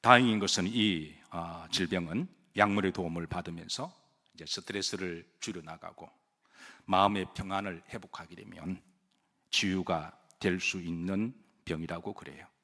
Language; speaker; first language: Korean; native; Korean